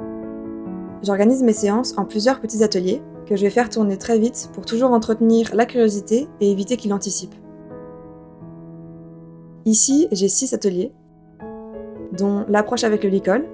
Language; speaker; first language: French; native; French